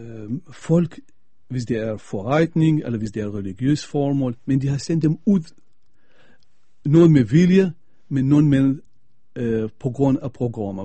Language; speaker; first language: Danish; non-native, fluent; Arabic